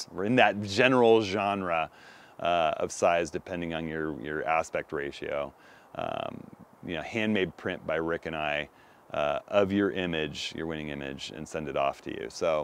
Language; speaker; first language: English; native; English